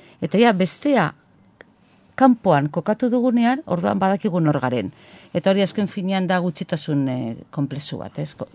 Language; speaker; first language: Basque; non-native, local second language; Spanish